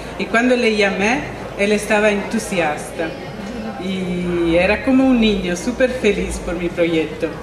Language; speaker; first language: Spanish; non-native, fluent; Italian